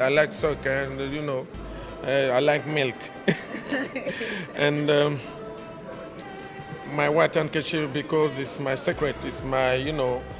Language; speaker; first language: English; non-native, learner; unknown